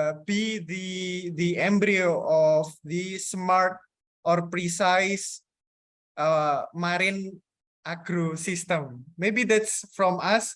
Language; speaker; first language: English; non-native, fluent; Indonesian